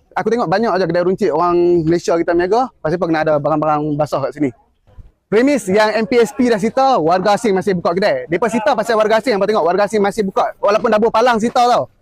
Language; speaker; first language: Malay; native; Malay